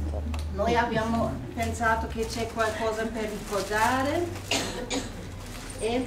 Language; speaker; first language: Italian; non-native, fluent; German